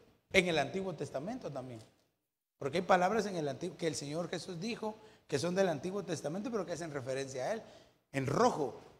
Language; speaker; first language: Spanish; native; Spanish